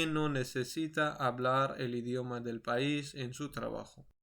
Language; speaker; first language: Spanish; non-native, fluent; Urdu